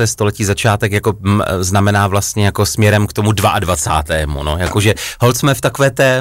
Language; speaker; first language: Czech; native; Czech